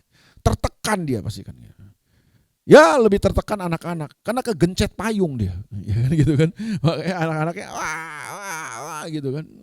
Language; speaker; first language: Indonesian; native; Indonesian